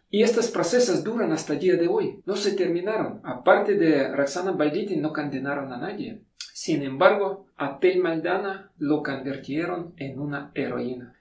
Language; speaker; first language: Spanish; non-native, fluent; Russian